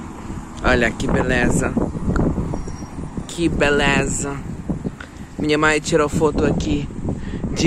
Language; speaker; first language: Portuguese; non-native, learner; Ukrainian